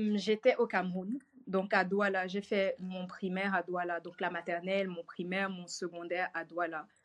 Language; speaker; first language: French; native; French